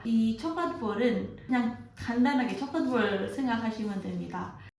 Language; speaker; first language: Korean; non-native, fluent; Indonesian